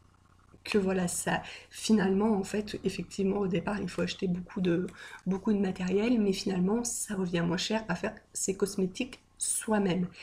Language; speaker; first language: French; native; French